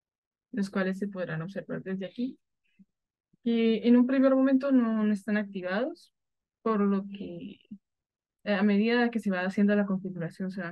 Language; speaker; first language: Spanish; native; Spanish